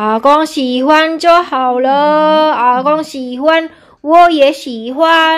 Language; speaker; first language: Chinese; non-native, learner; Javanese